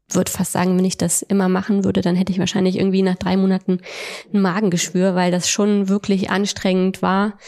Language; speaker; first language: German; native; German